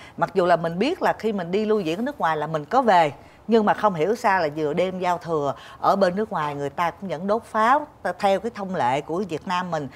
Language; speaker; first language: Vietnamese; native; Vietnamese